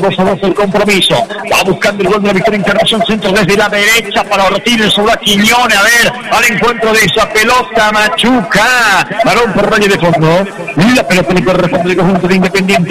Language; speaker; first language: Spanish; native; Spanish